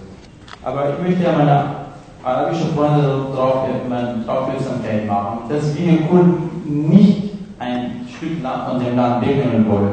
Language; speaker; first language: German; non-native, fluent; Kurdish